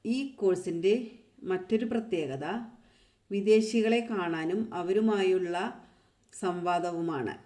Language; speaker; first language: Malayalam; native; Malayalam